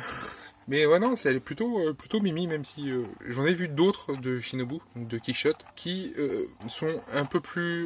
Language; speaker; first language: French; native; French